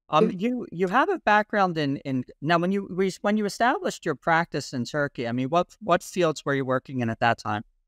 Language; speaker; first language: English; native; English